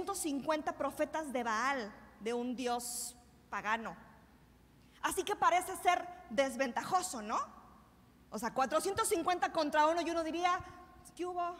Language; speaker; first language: Spanish; native; Spanish